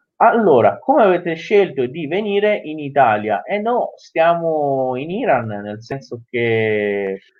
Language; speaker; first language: Italian; non-native, fluent; Persian